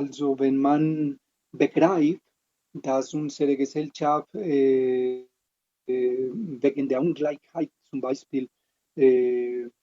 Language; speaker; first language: German; non-native, fluent; Spanish